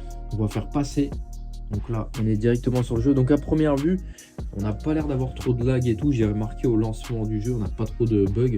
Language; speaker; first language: French; native; French